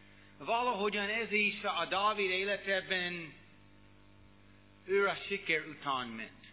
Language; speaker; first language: Hungarian; non-native, learner; English